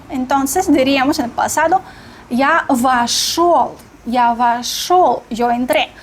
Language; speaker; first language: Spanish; non-native, fluent; Russian